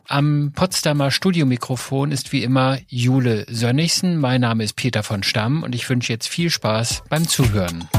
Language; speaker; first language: German; native; German